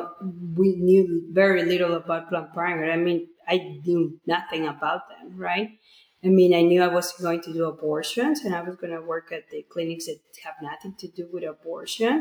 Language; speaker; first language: English; non-native, fluent; Spanish